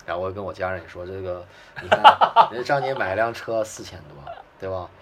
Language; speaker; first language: Chinese; native; Chinese